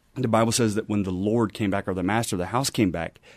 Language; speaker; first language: English; native; English